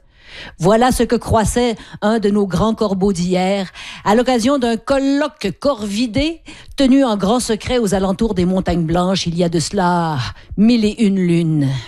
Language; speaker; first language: French; native; French